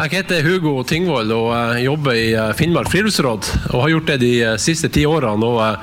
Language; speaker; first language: Norwegian; native; Norwegian